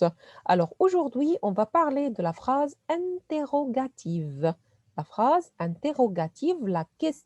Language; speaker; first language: French; non-native, fluent; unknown